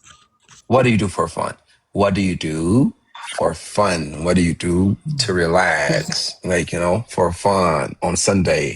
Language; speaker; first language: English; non-native, fluent; Amharic